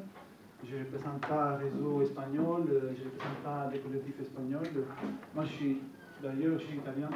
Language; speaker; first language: French; non-native, fluent; Italian